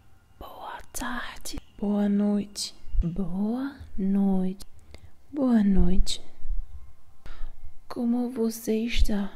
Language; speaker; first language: Portuguese; non-native, learner; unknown